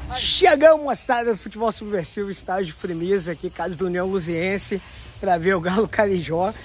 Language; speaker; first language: Portuguese; native; Portuguese